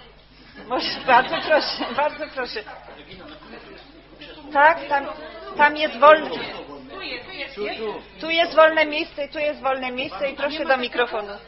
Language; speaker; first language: Polish; native; Polish